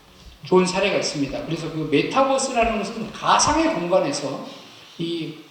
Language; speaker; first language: Korean; native; Korean